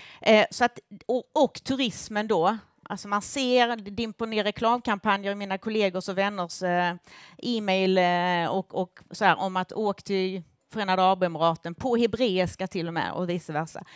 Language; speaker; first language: Swedish; native; Swedish